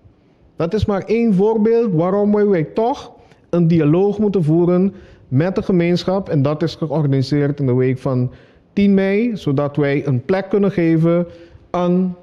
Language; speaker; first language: Dutch; non-native, local second language; Papiamento